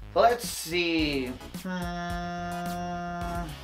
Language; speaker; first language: English; native; English